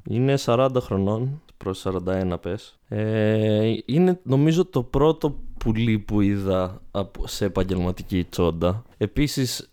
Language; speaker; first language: Greek; native; Greek